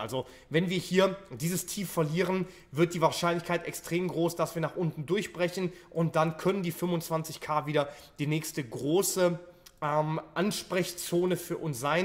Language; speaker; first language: German; native; German